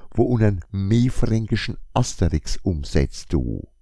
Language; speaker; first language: German; native; German